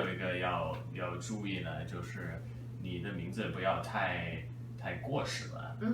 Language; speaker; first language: Chinese; native; Chinese